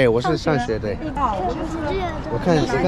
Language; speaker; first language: Chinese; non-native, learner; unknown